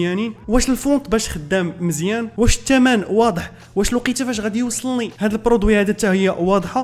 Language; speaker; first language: Arabic; native; Arabic